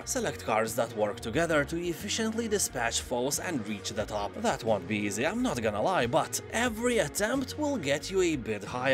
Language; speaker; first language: English; non-native, fluent; Lithuanian